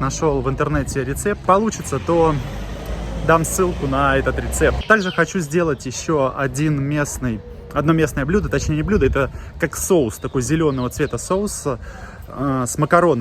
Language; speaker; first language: Russian; native; Russian